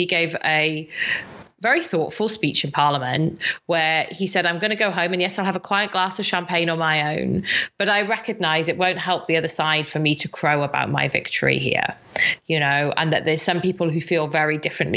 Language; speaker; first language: English; native; English